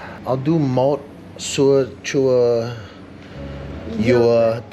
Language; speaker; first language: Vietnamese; non-native, learner; English